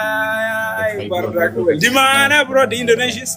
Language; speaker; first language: Indonesian; non-native, learner; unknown